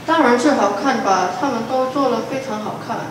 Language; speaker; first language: Chinese; non-native, learner; Indonesian